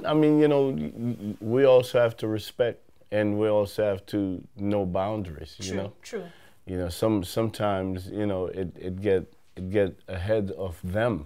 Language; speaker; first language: English; native; English